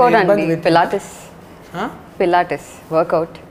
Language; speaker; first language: Telugu; non-native, learner; Tamil